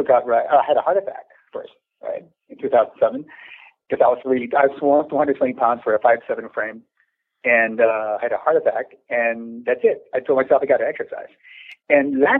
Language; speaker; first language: English; non-native, local second language; Filipino